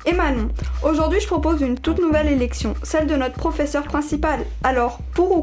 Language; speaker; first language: French; native; French